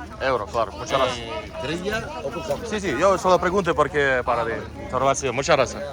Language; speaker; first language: Spanish; non-native, learner; Ukrainian